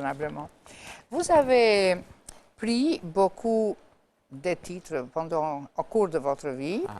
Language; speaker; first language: French; non-native, fluent; Albanian